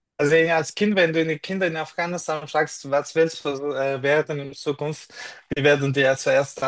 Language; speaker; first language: German; native; German